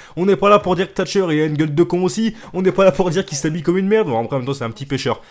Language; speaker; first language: French; native; French